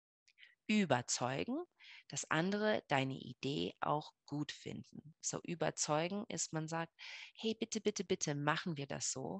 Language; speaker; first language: German; non-native, fluent; English